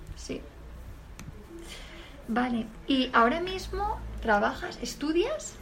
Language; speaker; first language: Spanish; native; Spanish